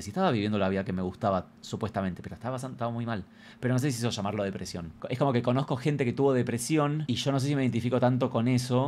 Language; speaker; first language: Spanish; native; Spanish